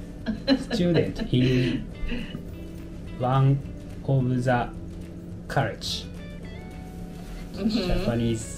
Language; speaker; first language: English; non-native, learner; Japanese